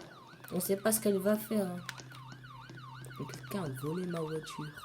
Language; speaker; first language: French; native; French